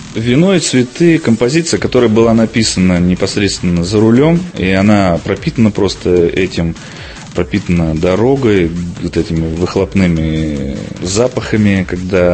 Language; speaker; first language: Russian; native; Russian